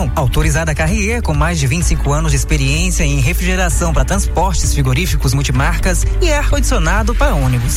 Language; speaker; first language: Portuguese; native; Portuguese